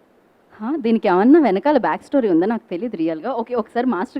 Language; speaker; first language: Telugu; native; Telugu